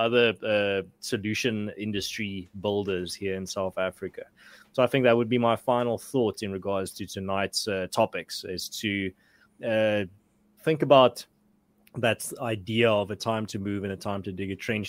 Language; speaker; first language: English; non-native, local second language; Afrikaans